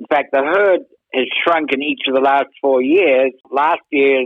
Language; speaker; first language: English; native; English